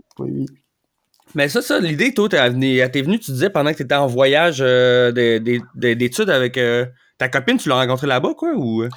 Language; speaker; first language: French; native; French